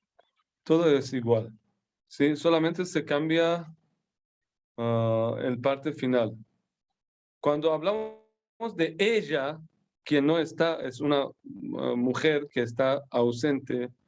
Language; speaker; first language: Spanish; non-native, fluent; Persian